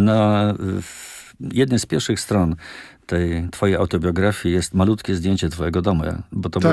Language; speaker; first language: Polish; native; Polish